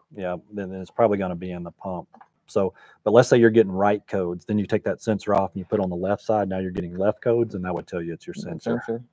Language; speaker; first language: English; native; English